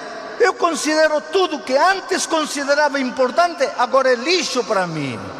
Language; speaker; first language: Portuguese; non-native, fluent; Spanish